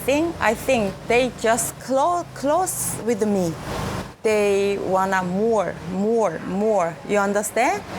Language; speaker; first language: English; non-native, learner; Korean